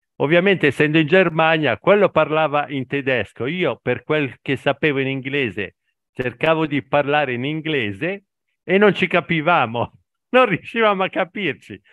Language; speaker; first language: Italian; native; Italian